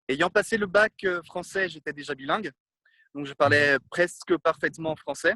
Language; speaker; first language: French; non-native, fluent; Italian